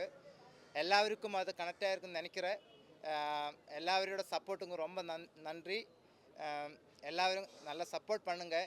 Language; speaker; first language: Tamil; non-native, learner; Malayalam